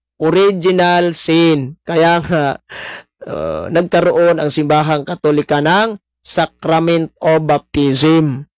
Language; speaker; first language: Filipino; non-native, local second language; Cebuano